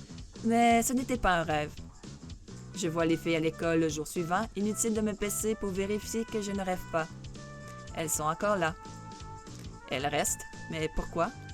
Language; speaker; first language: French; native; French